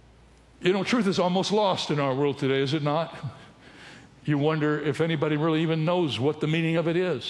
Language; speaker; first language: English; native; English